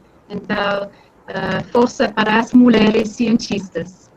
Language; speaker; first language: Portuguese; non-native, fluent; English